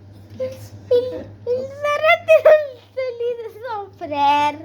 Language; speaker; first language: French; non-native, learner; Spanish